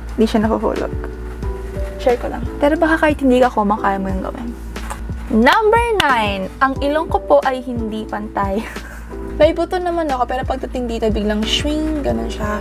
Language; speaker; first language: Filipino; early bilingual, heritage; Japanese